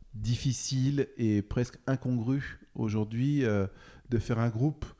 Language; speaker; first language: French; native; French